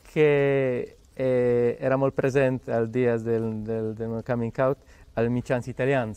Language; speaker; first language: Catalan; non-native, fluent; Polish